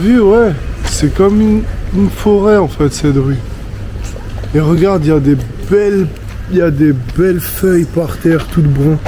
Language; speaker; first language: French; native; French